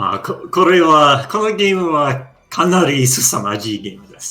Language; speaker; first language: Japanese; non-native, learner; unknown